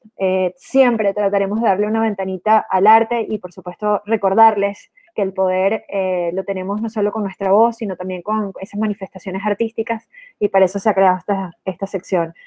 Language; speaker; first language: Spanish; native; Spanish